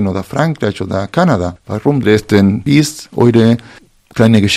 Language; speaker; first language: German; non-native, fluent; Spanish